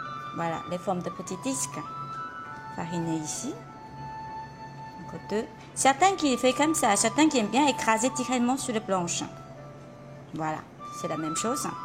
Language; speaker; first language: French; non-native, fluent; Chinese